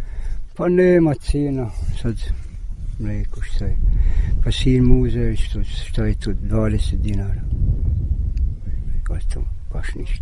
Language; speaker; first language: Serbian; non-native, local second language; Hungarian